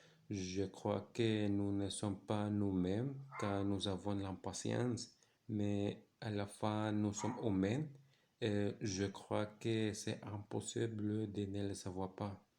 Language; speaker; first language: French; non-native, learner; Spanish